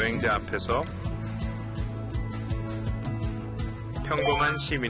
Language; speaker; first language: Korean; non-native, fluent; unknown